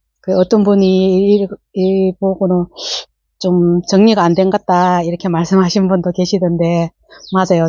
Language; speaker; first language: Korean; native; Korean